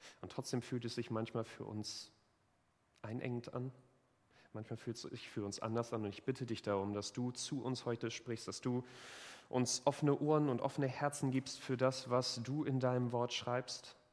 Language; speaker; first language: German; native; German